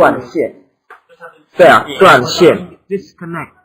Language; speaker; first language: Chinese; non-native, fluent; Indonesian